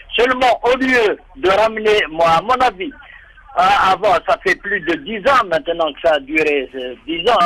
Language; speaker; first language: French; non-native, local second language; Arabic